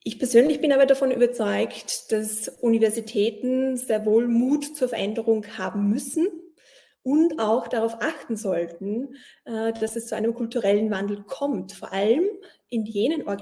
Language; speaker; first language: German; native; German